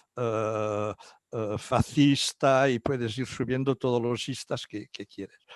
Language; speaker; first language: Spanish; non-native, local second language; Catalan